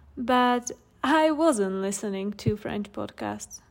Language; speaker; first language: English; non-native, fluent; Czech